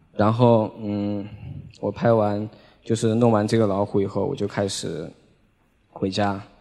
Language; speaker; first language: Chinese; native; Chinese